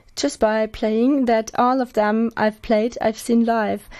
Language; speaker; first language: English; non-native, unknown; German